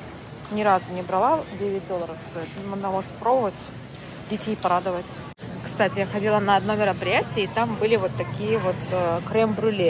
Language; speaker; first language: Russian; native; Russian